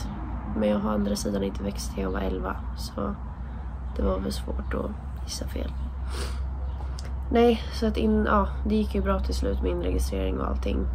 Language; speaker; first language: Swedish; native; Swedish